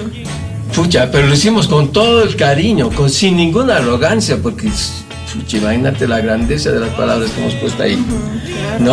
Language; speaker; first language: Spanish; native; Spanish